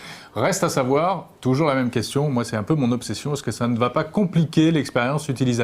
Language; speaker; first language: French; native; French